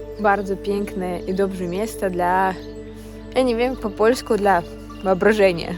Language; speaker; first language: Polish; non-native, learner; Russian